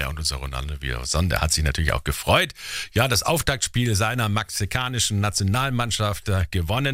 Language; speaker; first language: German; native; German